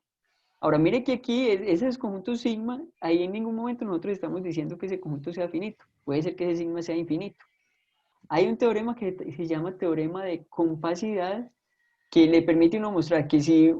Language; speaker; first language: Spanish; native; Spanish